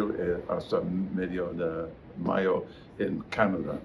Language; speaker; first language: Spanish; non-native, learner; English